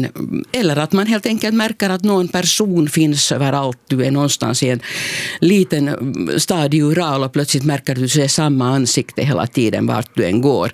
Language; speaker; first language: Swedish; native; Swedish